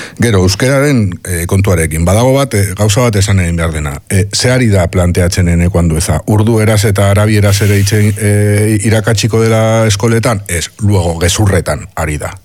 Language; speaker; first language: Basque; non-native, local second language; Spanish